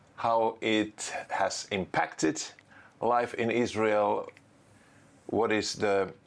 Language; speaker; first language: English; non-native, fluent; Finnish